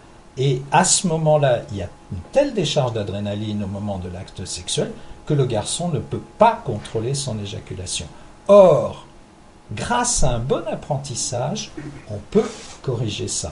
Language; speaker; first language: French; native; French